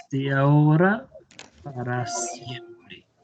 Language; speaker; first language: Spanish; non-native, fluent; Haitian Creole